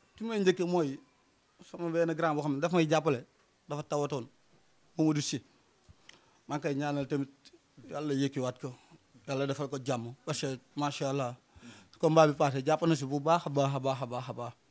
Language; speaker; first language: Wolof; native; Wolof